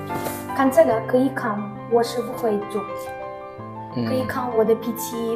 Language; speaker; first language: Chinese; non-native, learner; Ukrainian